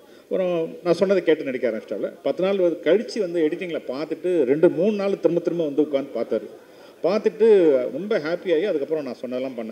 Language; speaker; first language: Tamil; native; Tamil